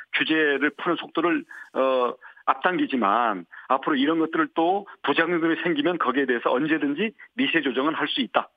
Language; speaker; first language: Korean; native; Korean